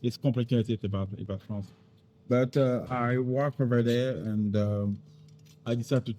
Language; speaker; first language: English; non-native, learner; French